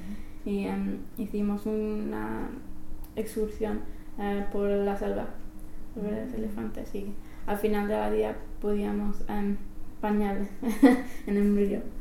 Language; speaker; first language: Spanish; non-native, learner; English